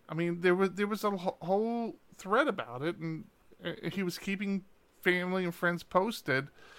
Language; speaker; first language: English; native; English